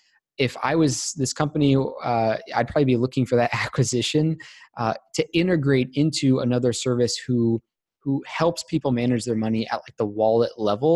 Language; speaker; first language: English; native; English